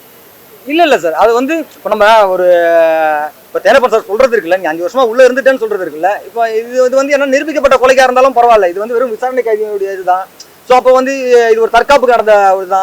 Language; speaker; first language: Tamil; native; Tamil